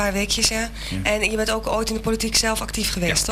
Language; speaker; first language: Dutch; native; Dutch